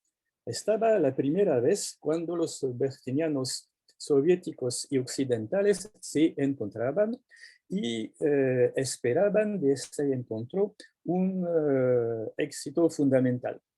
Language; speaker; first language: Spanish; non-native, fluent; French